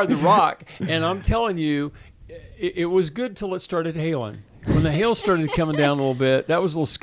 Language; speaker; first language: English; native; English